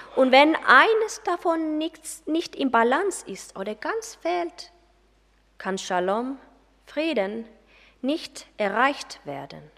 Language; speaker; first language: German; non-native, fluent; Finnish